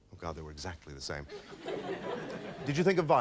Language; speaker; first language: English; native; English